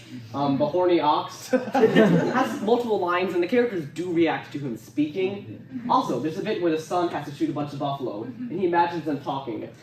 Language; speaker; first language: English; native; English